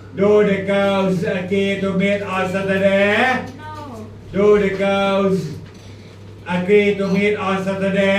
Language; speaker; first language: English; non-native, fluent; Thai